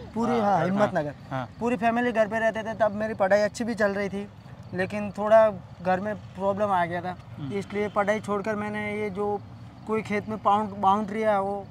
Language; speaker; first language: Hindi; non-native, local second language; Gujarati